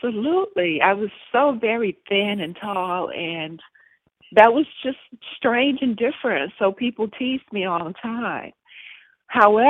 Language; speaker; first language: English; native; English